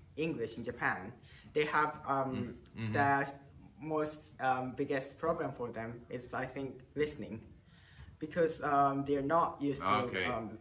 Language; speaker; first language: English; non-native, fluent; Japanese